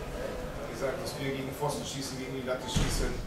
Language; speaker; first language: German; native; German